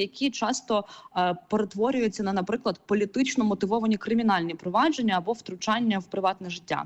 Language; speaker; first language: Ukrainian; native; Ukrainian